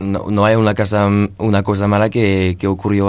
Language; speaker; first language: Spanish; non-native, learner; French